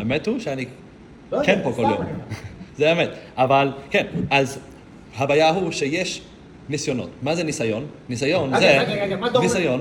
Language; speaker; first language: Hebrew; non-native, fluent; English